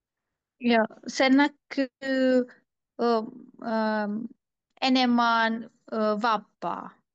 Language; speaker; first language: Finnish; non-native, learner; Turkish